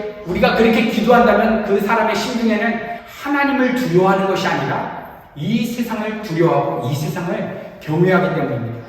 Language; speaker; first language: Korean; native; Korean